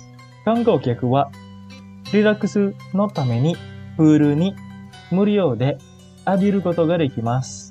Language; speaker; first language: Japanese; non-native, fluent; Indonesian